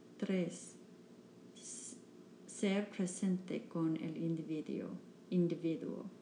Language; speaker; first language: Spanish; non-native, learner; English